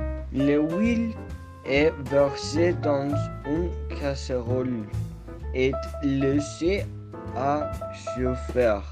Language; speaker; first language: French; non-native, learner; Spanish